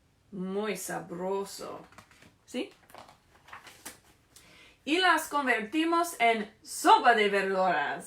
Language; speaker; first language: Spanish; non-native, fluent; English